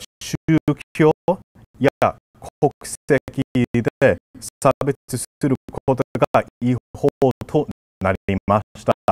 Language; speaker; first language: Japanese; non-native, fluent; English